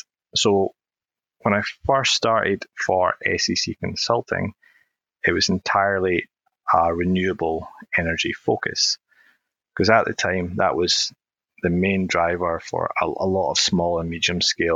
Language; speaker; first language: English; native; English